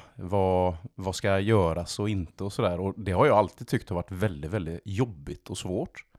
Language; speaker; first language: Swedish; native; Swedish